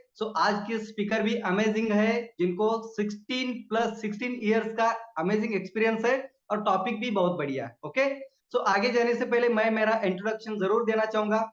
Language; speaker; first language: Hindi; non-native, local second language; Marathi